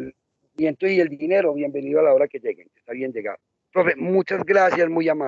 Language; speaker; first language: Spanish; native; Spanish